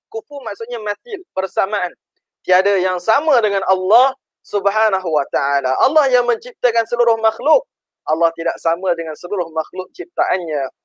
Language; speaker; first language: Malay; native; Malay